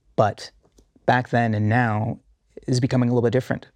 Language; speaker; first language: English; early bilingual, heritage; Arabic